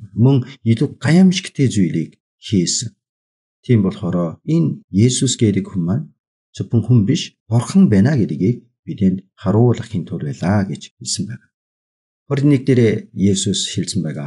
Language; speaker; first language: Mongolian; non-native, fluent; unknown